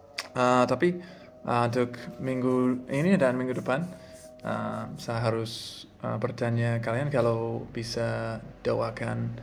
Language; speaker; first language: Indonesian; non-native, fluent; English